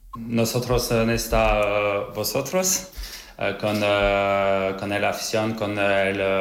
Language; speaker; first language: Spanish; non-native, learner; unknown